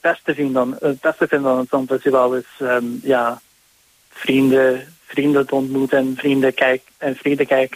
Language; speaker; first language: Dutch; non-native, fluent; English